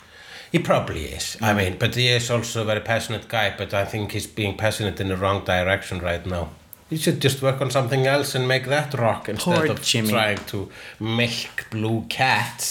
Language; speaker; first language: English; non-native, fluent; Icelandic